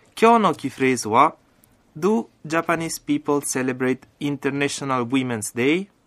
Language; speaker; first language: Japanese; non-native, fluent; Italian